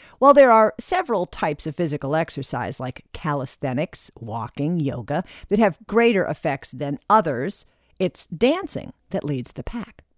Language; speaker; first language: English; native; English